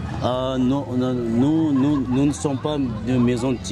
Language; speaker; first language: French; non-native, learner; Tibetan